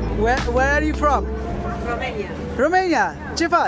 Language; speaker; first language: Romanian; non-native, learner; Bangla